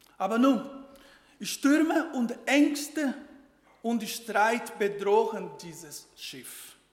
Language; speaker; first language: German; non-native, fluent; Portuguese